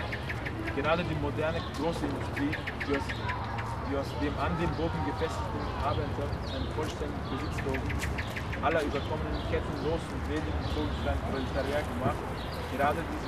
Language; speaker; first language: German; native; German